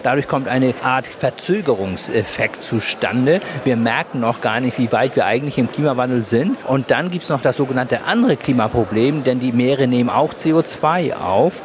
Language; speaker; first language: German; native; German